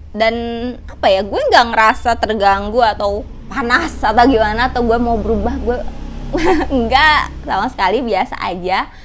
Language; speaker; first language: Indonesian; native; Indonesian